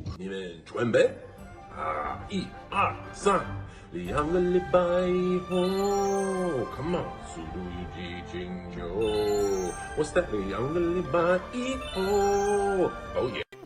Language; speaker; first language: Chinese; non-native, learner; English